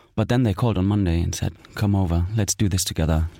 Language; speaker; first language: English; non-native, fluent; German